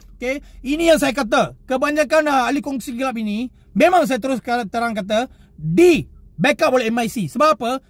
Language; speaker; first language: Malay; non-native, local second language; Tamil